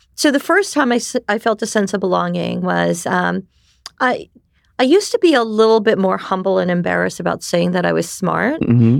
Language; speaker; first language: English; early bilingual, other home language; Japanese